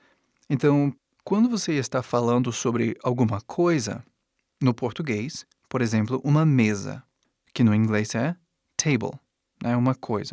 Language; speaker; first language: Portuguese; non-native, fluent; English